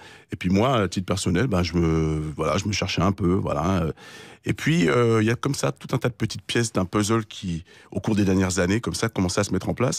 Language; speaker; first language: French; native; French